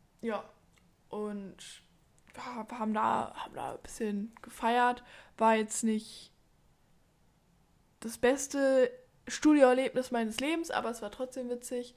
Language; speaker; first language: German; native; German